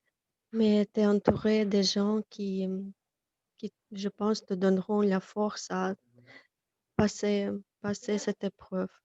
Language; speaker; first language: French; non-native, fluent; Russian